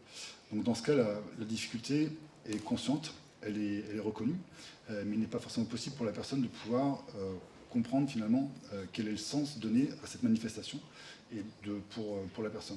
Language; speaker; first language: French; native; French